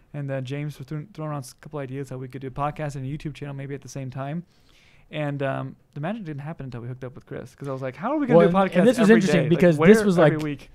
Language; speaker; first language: English; native; English